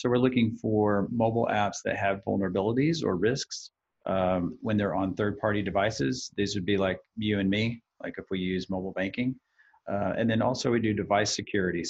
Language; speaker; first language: English; native; English